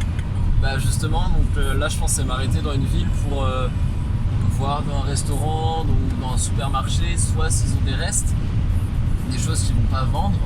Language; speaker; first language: French; native; French